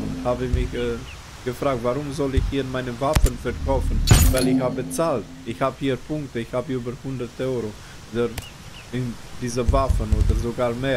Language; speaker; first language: German; non-native, fluent; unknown